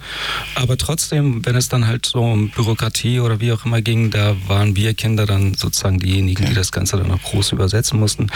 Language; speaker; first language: German; early bilingual, other home language; Persian